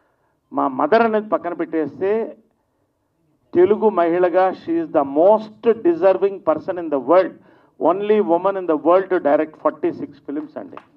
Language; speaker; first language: Telugu; native; Telugu